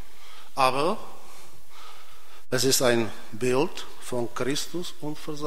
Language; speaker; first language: German; non-native, fluent; Polish